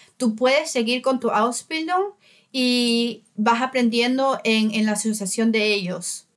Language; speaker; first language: Spanish; native; Spanish